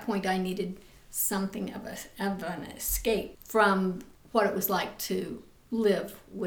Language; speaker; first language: English; native; English